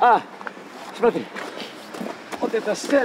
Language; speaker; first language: Russian; non-native, local second language; Ukrainian